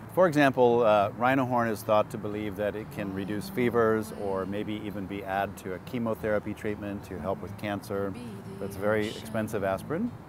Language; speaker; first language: English; native; English